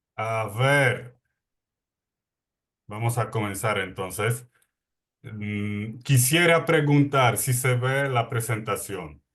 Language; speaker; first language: Spanish; non-native, fluent; Polish